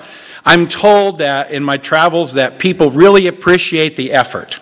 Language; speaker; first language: English; native; English